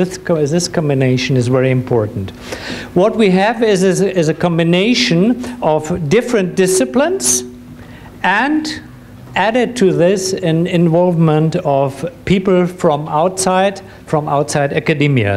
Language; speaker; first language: English; non-native, fluent; German